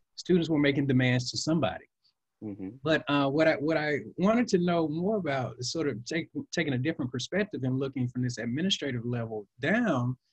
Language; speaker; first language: English; native; English